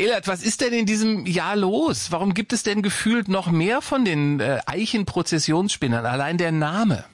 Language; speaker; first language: German; native; German